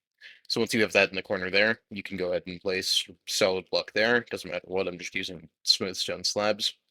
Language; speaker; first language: English; native; English